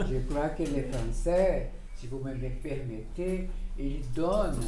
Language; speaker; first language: French; non-native, fluent; Portuguese